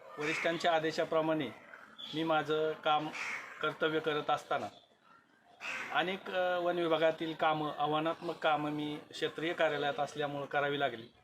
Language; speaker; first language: Marathi; native; Marathi